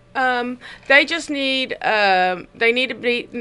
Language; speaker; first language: English; native; English